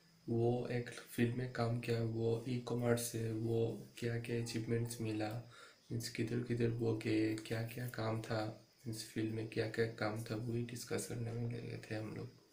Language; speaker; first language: Hindi; non-native, local second language; Bangla